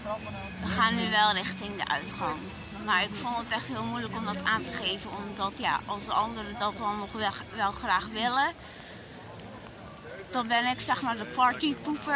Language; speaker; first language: Dutch; native; Dutch